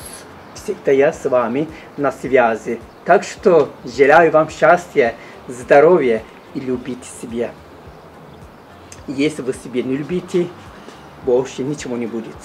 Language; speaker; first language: Russian; non-native, learner; Turkish